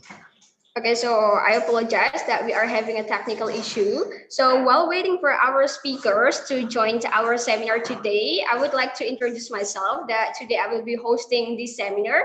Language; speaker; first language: English; non-native, local second language; Indonesian